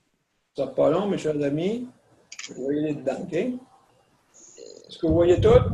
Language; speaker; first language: French; native; French